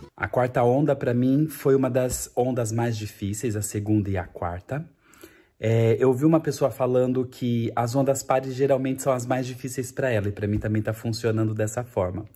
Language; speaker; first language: Portuguese; native; Portuguese